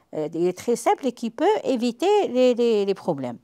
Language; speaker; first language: French; non-native, local second language; Arabic